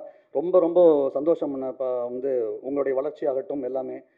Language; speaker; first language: Tamil; native; Tamil